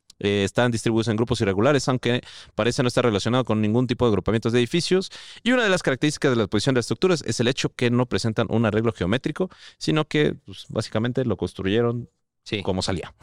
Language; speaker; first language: Spanish; native; Spanish